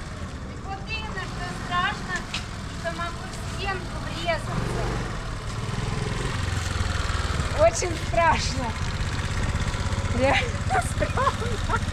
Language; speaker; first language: Russian; native; Russian